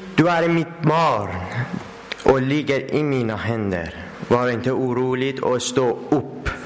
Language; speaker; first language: Swedish; non-native, learner; Persian